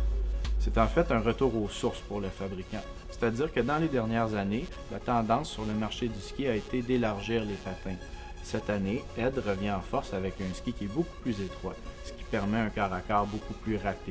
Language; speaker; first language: French; native; French